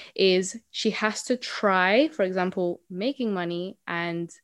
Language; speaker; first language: English; non-native, fluent; Spanish